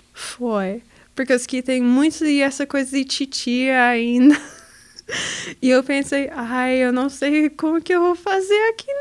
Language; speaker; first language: Portuguese; non-native, learner; English